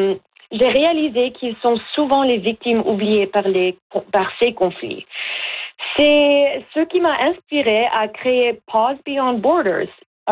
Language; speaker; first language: French; non-native, local second language; Arabic